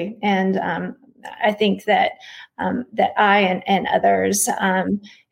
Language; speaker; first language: English; native; English